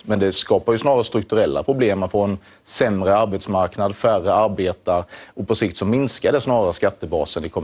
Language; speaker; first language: Swedish; native; Swedish